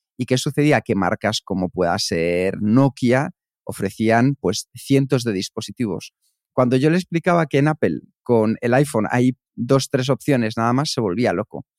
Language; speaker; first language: Spanish; native; Spanish